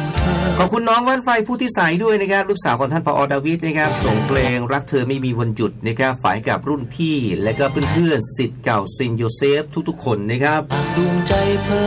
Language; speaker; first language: Thai; native; Thai